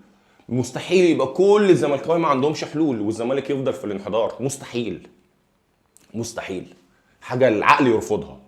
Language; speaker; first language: Arabic; native; Arabic